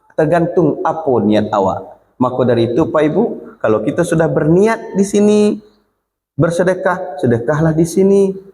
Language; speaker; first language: Malay; non-native, local second language; Minangkabau